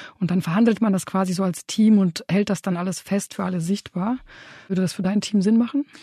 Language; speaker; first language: German; native; German